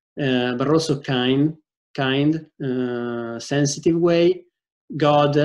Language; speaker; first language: English; non-native, fluent; Italian